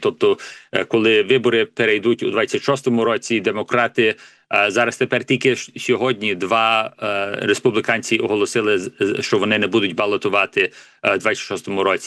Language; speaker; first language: Ukrainian; early bilingual, heritage; English